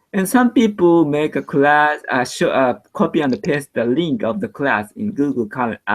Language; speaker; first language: English; non-native, learner; Japanese